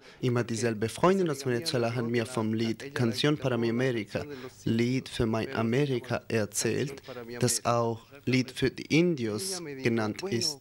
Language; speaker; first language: German; non-native, fluent; Italian